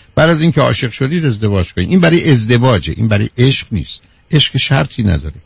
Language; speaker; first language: Persian; native; Persian